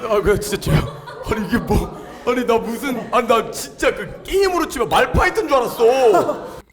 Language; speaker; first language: Korean; native; Korean